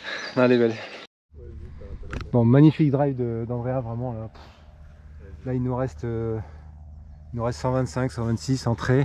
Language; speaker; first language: French; native; French